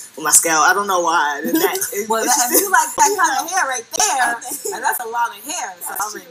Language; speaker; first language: English; native; English